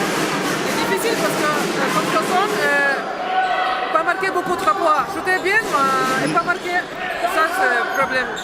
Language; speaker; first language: French; non-native, learner; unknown